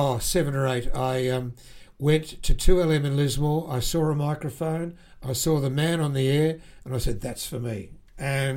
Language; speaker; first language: English; native; English